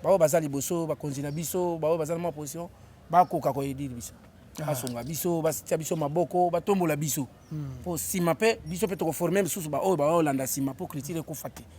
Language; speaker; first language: Lingala; non-native, local second language; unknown